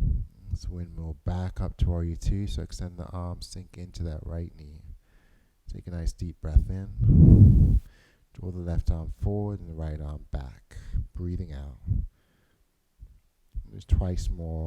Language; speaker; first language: English; native; English